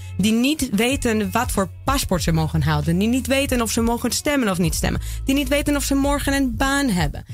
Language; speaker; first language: Dutch; non-native, fluent; Spanish